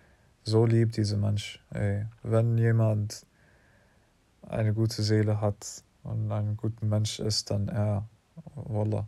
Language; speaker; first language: German; non-native, learner; English